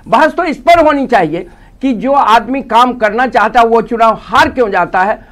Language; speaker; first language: Hindi; native; Hindi